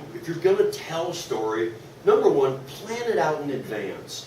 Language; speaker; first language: English; native; English